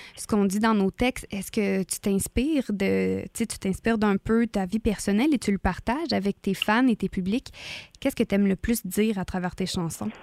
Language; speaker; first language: French; native; French